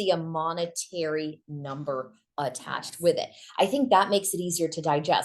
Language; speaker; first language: English; native; English